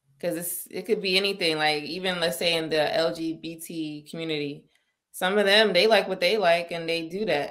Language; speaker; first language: English; native; English